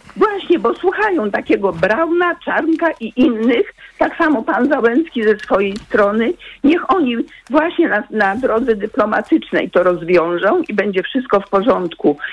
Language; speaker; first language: Polish; native; Polish